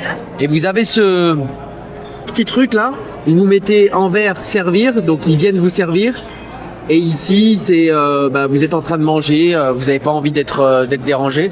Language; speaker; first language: French; native; French